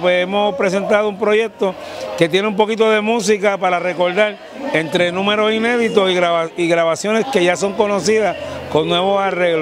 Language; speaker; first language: Spanish; native; Spanish